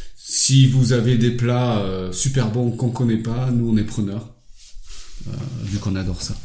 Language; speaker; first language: French; early bilingual, other home language; Lao